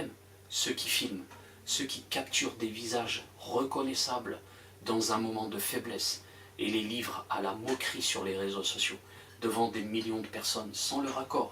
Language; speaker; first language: French; native; French